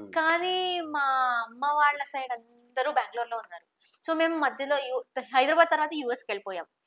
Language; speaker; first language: Telugu; non-native, local second language; Tamil